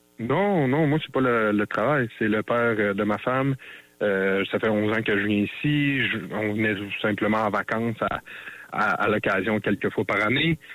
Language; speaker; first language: French; native; French